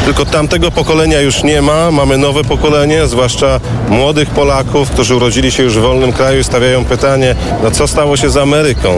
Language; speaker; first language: Polish; native; Polish